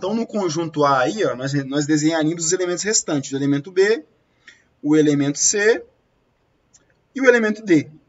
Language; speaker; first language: Portuguese; native; Portuguese